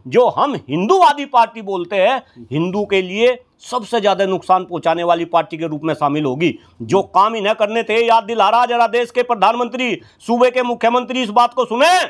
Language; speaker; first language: Hindi; native; Hindi